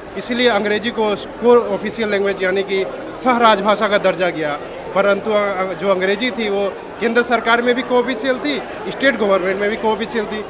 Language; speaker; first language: Hindi; native; Hindi